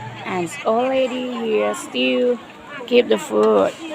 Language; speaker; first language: English; non-native, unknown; Thai